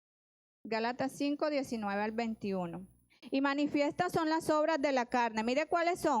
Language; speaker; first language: Spanish; native; Spanish